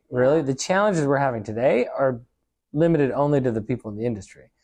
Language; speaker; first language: English; native; English